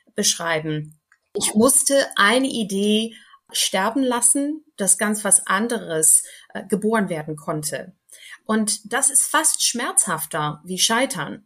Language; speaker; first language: German; non-native, fluent; English